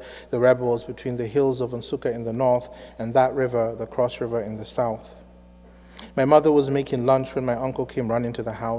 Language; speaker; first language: English; native; English